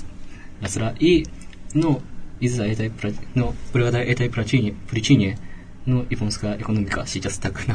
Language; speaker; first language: Russian; non-native, learner; Japanese